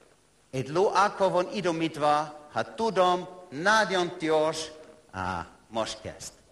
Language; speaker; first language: Hungarian; non-native, learner; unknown